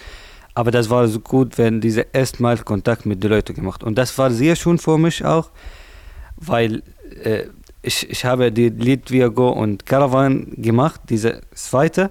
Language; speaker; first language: German; non-native, learner; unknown